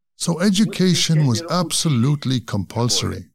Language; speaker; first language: English; non-native, fluent; Azerbaijani